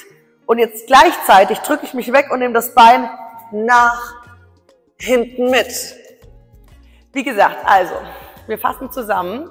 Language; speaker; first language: German; native; German